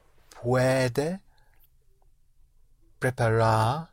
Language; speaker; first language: Spanish; non-native, learner; English